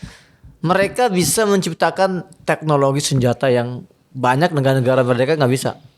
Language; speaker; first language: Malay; non-native, fluent; Arabic